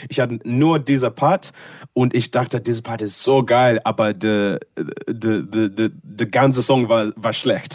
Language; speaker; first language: German; non-native, learner; English